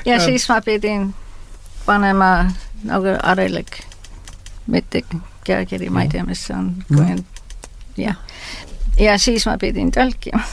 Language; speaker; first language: Estonian; early bilingual, heritage; Estonian